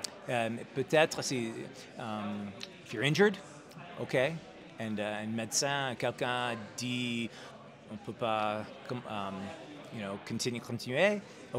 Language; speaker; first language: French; non-native, learner; English